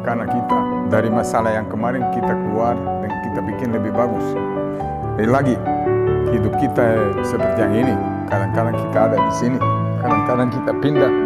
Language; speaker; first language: Indonesian; non-native, fluent; Serbian